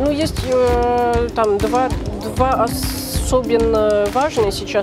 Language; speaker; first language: Russian; non-native, fluent; French